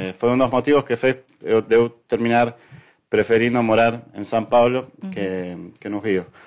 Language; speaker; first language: Portuguese; non-native, fluent; Spanish